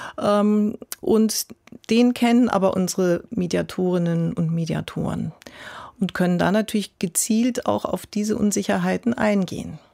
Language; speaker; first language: German; native; German